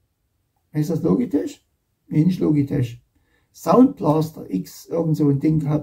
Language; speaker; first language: German; native; German